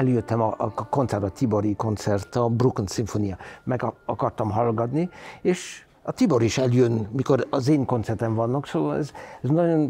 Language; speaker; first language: Hungarian; non-native, learner; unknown